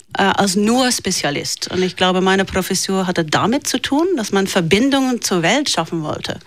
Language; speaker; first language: German; non-native, local second language; Dutch